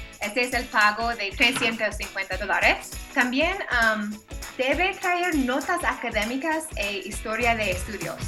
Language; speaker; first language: Spanish; non-native, fluent; English